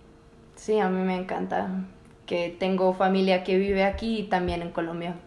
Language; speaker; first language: Spanish; early bilingual, heritage; Spanish